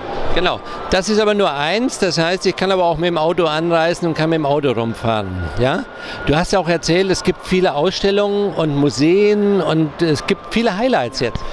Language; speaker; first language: German; native; German